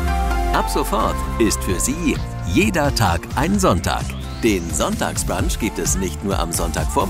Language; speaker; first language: German; native; German